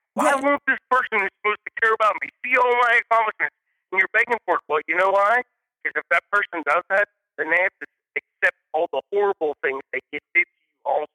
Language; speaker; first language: English; native; English